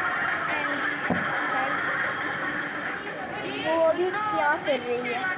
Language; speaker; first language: Hindi; non-native, local second language; Bangla